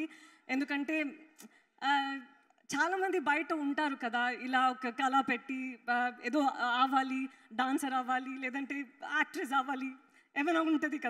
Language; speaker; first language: Telugu; non-native, fluent; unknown